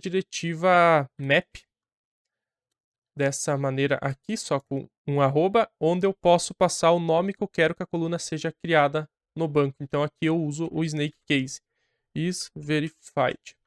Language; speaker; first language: Portuguese; native; Portuguese